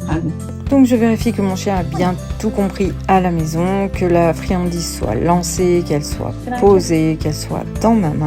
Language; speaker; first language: French; native; French